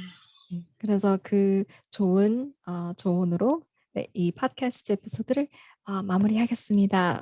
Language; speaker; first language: Korean; non-native, fluent; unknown